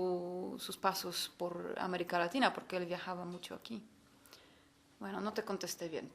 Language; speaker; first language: Spanish; non-native, fluent; Polish